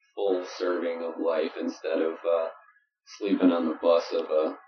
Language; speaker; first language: English; native; English